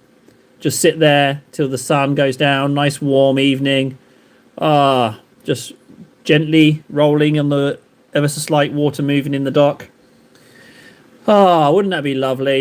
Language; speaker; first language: English; native; English